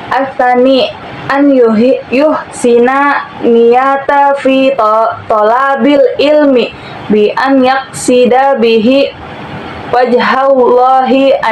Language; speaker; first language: Arabic; non-native, learner; Indonesian